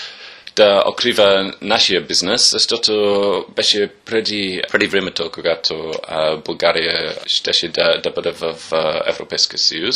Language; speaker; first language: Bulgarian; non-native, learner; English